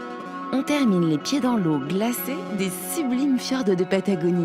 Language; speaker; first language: French; native; French